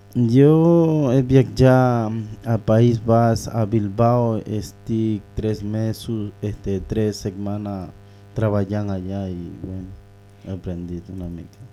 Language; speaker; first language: Catalan; non-native, learner; Spanish